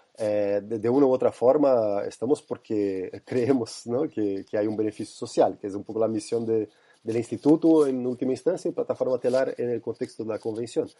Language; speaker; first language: Spanish; non-native, fluent; Portuguese